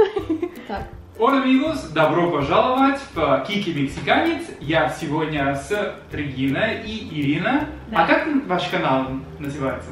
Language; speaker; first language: Russian; non-native, fluent; Spanish